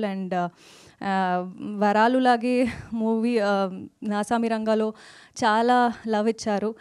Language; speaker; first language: Telugu; non-native, learner; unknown